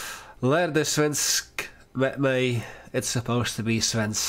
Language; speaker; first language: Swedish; non-native, learner; English